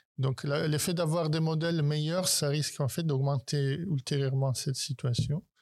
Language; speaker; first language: French; non-native, fluent; Italian